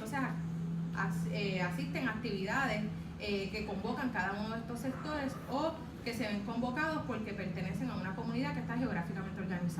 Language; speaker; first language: Spanish; native; Spanish